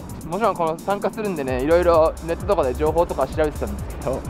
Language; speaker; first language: Japanese; native; Japanese